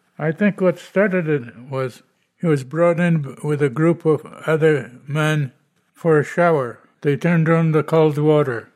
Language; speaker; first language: English; non-native, fluent; Polish